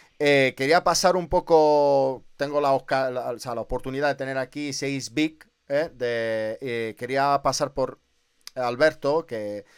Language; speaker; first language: Spanish; native; Spanish